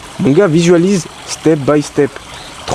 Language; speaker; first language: French; native; French